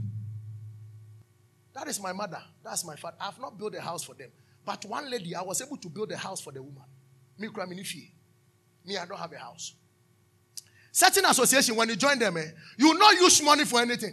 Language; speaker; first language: English; non-native, local second language; Akan